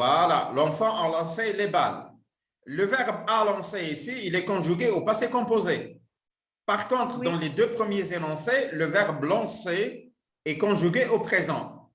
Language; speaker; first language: French; non-native, local second language; Arabic